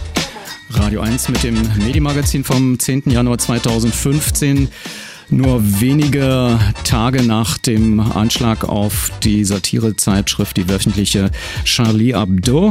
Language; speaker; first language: German; native; German